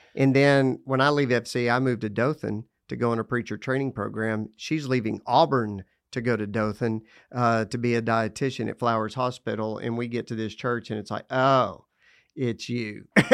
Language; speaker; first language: English; native; English